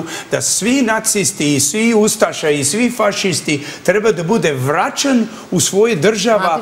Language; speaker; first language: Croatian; early bilingual, heritage; English